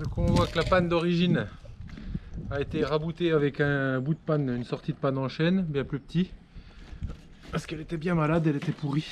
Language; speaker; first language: French; native; French